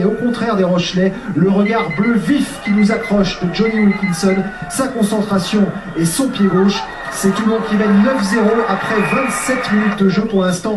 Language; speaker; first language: French; native; French